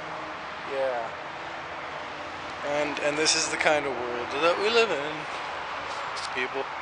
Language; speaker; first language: English; native; English